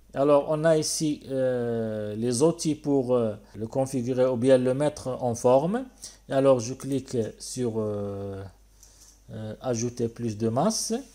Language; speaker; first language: French; non-native, local second language; Arabic